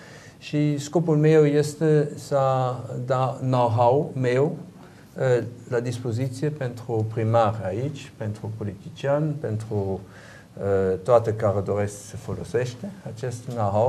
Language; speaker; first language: Romanian; non-native, learner; German